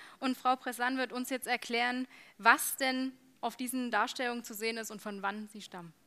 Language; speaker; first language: German; native; German